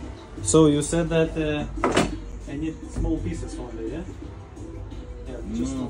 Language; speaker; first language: English; non-native, learner; Lithuanian